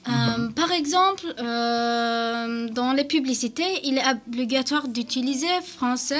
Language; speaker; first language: French; non-native, learner; Turkish